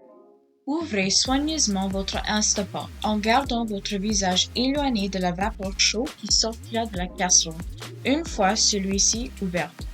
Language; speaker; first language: French; non-native, learner; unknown